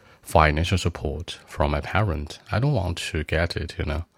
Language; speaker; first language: English; non-native, fluent; Chinese